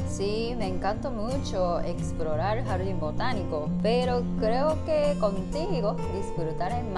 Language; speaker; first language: Spanish; non-native, learner; Japanese